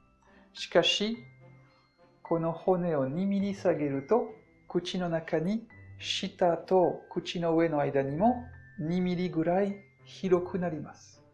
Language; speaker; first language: Japanese; non-native, fluent; French